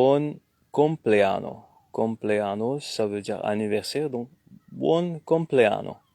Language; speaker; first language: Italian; non-native, learner; French